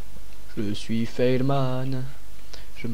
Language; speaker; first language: French; native; French